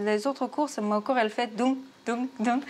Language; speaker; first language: French; non-native, learner; Persian